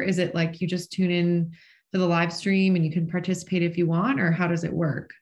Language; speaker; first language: English; native; English